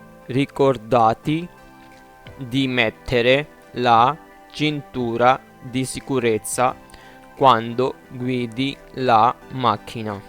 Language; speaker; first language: Italian; non-native, fluent; Urdu